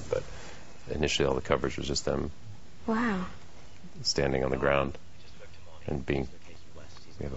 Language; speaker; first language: English; native; English